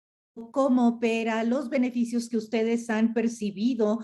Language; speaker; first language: Spanish; native; Spanish